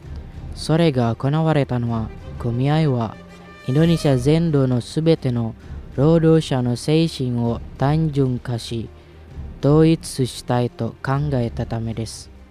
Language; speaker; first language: Japanese; non-native, fluent; Indonesian